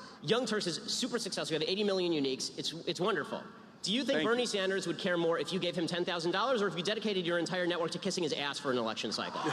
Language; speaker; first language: English; native; English